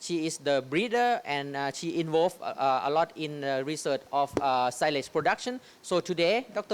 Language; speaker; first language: English; non-native, fluent; Thai